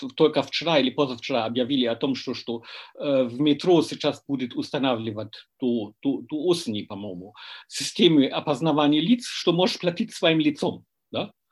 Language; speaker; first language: Russian; non-native, fluent; German